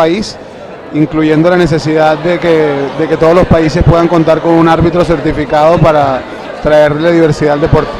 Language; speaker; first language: Spanish; native; Spanish